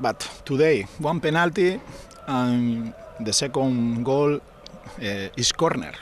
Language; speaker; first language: English; non-native, learner; Spanish